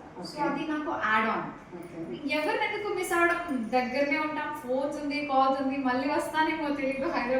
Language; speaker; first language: Telugu; non-native, local second language; Kannada